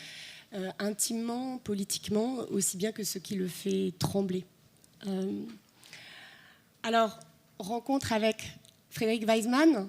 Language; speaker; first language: French; native; French